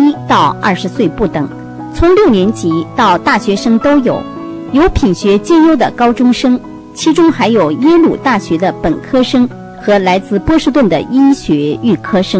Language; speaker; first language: Chinese; native; Chinese